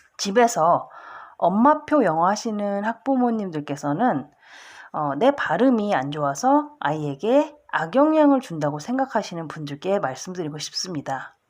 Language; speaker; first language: Korean; early bilingual, heritage; Korean